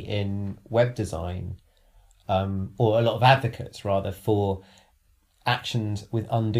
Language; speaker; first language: English; native; English